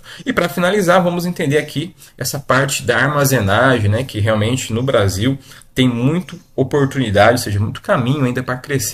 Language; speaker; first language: Portuguese; native; Portuguese